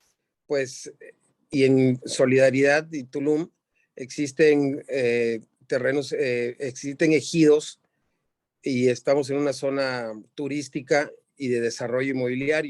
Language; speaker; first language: Spanish; native; Spanish